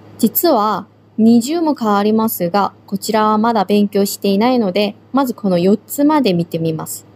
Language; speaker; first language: Japanese; non-native, fluent; Korean